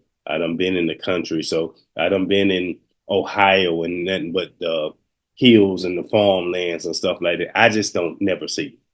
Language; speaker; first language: English; native; English